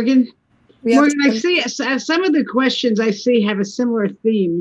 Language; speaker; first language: English; native; English